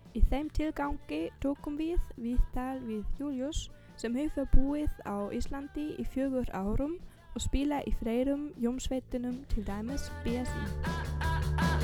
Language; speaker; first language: Icelandic; non-native, learner; German